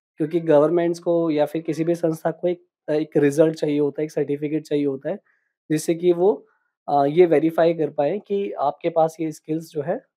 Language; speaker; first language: Hindi; native; Hindi